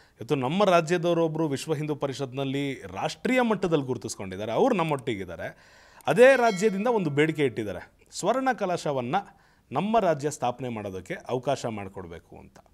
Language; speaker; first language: Kannada; native; Kannada